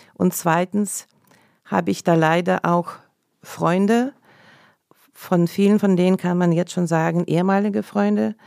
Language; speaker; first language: German; non-native, fluent; Russian